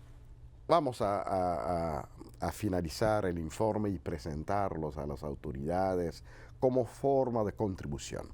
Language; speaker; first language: Spanish; non-native, fluent; Haitian Creole